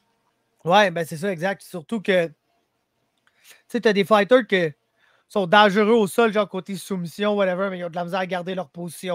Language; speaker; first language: French; native; French